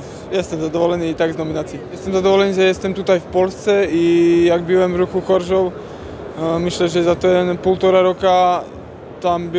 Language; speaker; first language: Polish; non-native, learner; Slovak